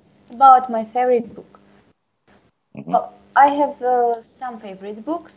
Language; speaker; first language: English; non-native, learner; Russian